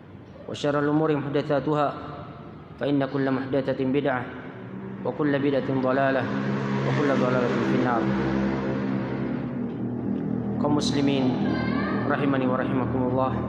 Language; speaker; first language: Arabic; non-native, fluent; Indonesian